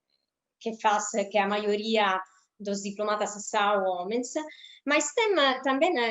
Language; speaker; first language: Portuguese; non-native, fluent; Italian